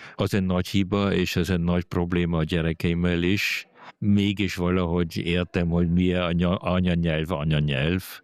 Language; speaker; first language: Hungarian; early bilingual, heritage; Hungarian